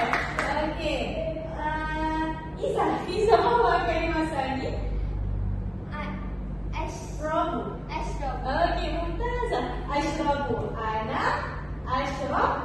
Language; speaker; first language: Arabic; non-native, learner; Malay